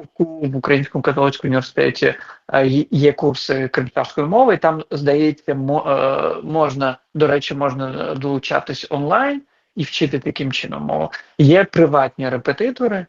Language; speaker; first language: Ukrainian; non-native, local second language; Crimean Tatar